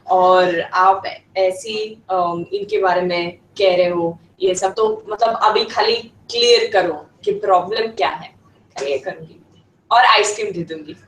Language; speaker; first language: Hindi; non-native, fluent; Swedish